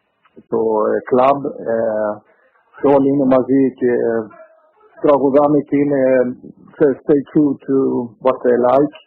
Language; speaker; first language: Greek; early bilingual, heritage; Greek